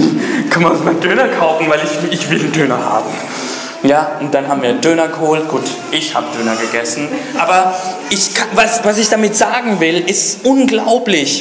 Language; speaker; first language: German; non-native, fluent; English